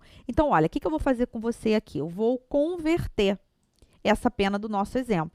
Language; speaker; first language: Portuguese; native; Portuguese